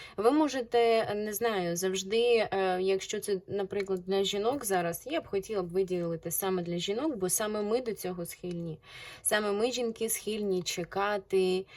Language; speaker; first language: Ukrainian; non-native, local second language; Russian